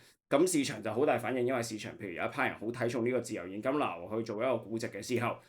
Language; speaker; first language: Cantonese; native; Cantonese